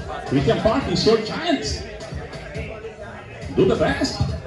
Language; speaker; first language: English; non-native, learner; Spanish